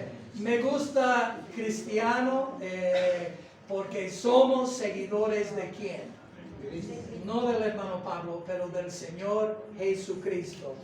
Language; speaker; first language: Spanish; non-native, fluent; English